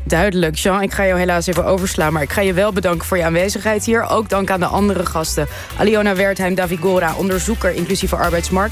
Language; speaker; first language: Dutch; native; Dutch